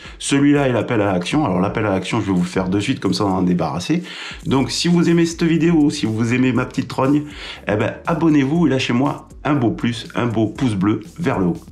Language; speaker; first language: French; native; French